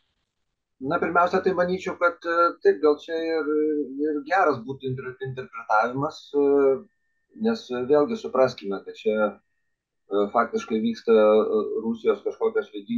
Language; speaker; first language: Lithuanian; native; Lithuanian